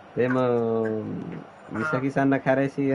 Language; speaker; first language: Japanese; non-native, learner; Nepali